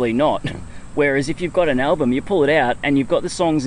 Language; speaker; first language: English; native; English